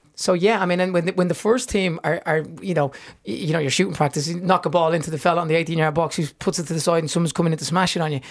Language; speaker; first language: English; native; English